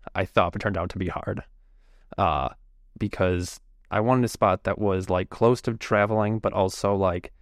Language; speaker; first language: English; native; English